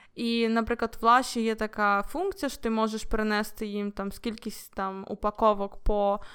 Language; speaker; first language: Ukrainian; non-native, local second language; Russian